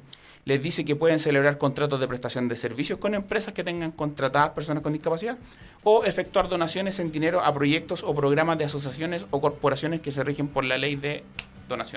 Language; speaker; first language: Spanish; native; Spanish